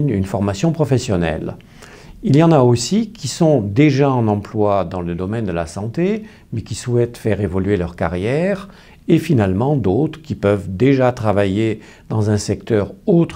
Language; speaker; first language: French; native; French